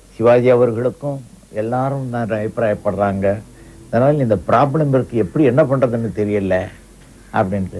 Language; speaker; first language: Tamil; non-native, local second language; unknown